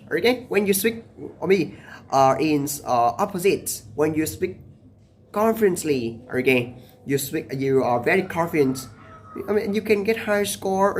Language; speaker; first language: English; non-native, learner; Vietnamese